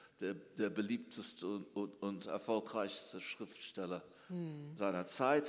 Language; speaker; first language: German; early bilingual, heritage; German